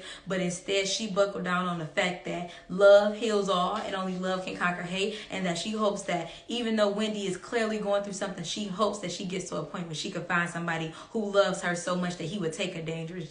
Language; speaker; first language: English; native; English